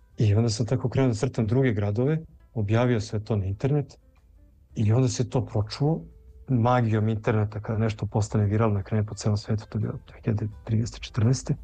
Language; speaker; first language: Serbian; early bilingual, heritage; Serbian